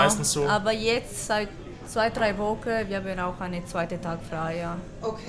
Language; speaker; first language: German; non-native, learner; Hungarian